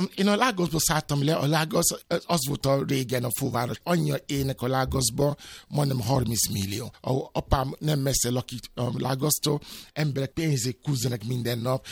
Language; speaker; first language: Hungarian; non-native, fluent; Yoruba